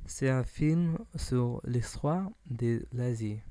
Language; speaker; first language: French; non-native, learner; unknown